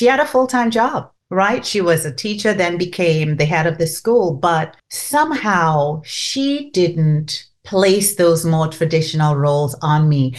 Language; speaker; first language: English; non-native, local second language; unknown